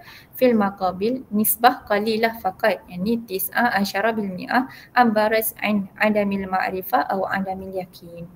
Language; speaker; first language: Arabic; non-native, learner; Malay